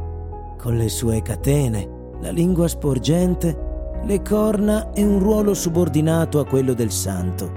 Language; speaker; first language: Italian; native; Italian